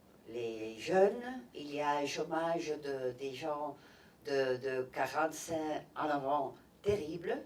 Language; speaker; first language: French; non-native, fluent; Catalan